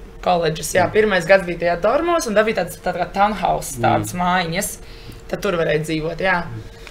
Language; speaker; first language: Latvian; native; Latvian